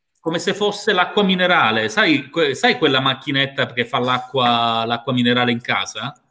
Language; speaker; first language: Italian; native; Italian